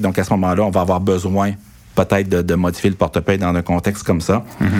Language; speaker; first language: French; native; French